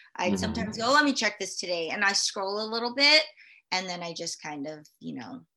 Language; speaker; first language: English; early bilingual, other home language; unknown